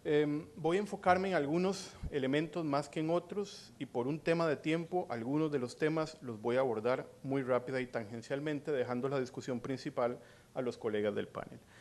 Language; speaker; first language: Spanish; native; Spanish